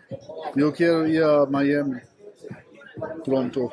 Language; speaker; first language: Spanish; non-native, learner; German